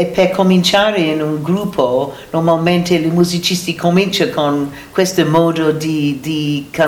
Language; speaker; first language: Italian; non-native, learner; English